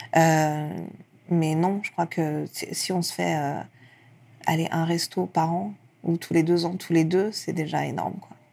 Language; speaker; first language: French; early bilingual, other home language; Persian